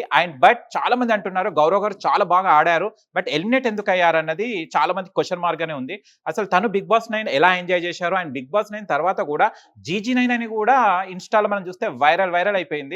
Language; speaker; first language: Telugu; native; Telugu